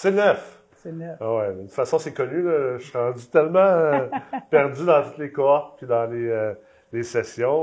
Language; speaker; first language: French; native; French